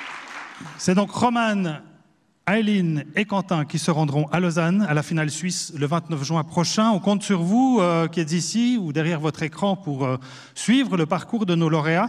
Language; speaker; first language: French; native; French